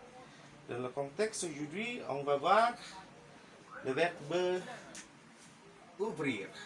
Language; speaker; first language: French; non-native, learner; Indonesian